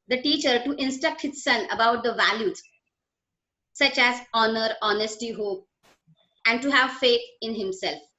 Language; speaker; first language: English; non-native, local second language; Marathi